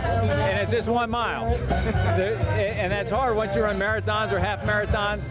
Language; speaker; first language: English; native; English